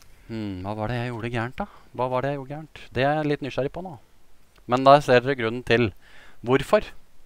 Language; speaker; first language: Norwegian; native; Norwegian